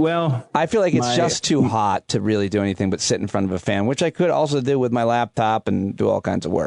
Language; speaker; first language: English; native; English